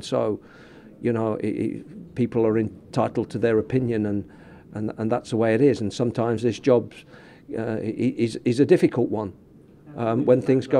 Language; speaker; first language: English; native; English